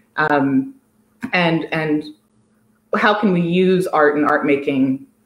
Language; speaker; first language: English; native; English